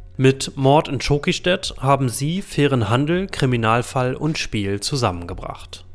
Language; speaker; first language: German; native; German